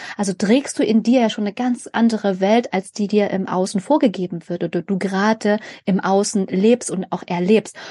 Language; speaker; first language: German; early bilingual, other home language; Vietnamese